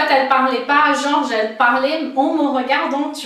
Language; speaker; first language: French; non-native, fluent; Portuguese